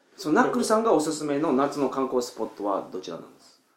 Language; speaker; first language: Japanese; native; Japanese